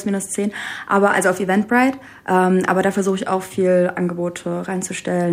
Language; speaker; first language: German; early bilingual, other home language; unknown